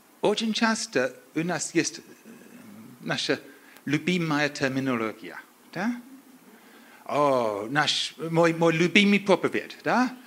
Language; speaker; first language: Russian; non-native, learner; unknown